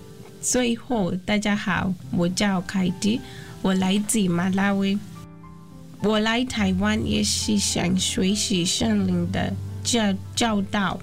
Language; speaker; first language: Chinese; non-native, fluent; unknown